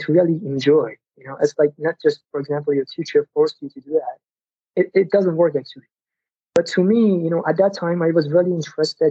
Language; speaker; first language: English; non-native, fluent; Persian